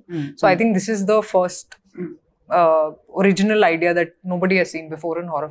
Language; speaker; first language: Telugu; non-native, fluent; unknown